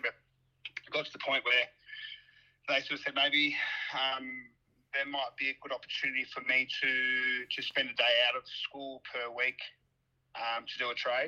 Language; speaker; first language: English; native; English